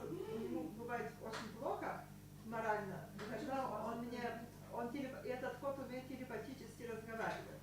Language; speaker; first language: Russian; non-native, local second language; Lithuanian